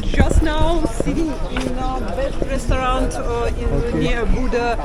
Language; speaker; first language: English; non-native, learner; Russian